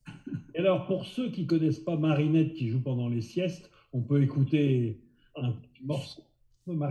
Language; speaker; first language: French; native; French